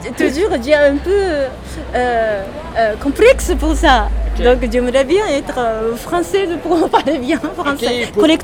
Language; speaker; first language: French; non-native, learner; Japanese